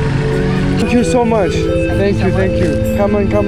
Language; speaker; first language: English; non-native, learner; French